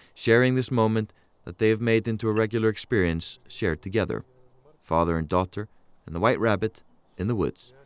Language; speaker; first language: English; non-native, fluent; Icelandic